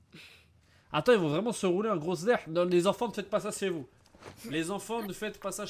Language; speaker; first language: French; native; French